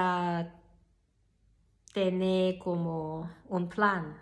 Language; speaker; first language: Spanish; non-native, learner; Cantonese